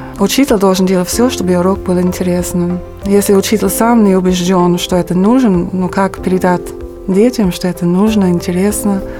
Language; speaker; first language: Russian; non-native, fluent; English